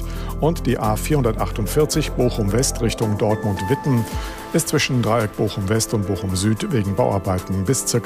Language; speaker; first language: German; native; German